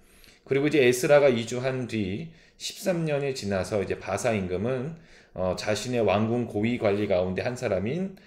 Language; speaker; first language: Korean; native; Korean